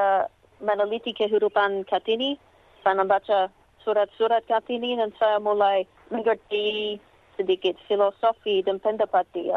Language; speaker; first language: Indonesian; non-native, learner; English